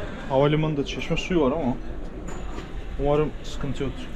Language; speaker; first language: Turkish; native; Turkish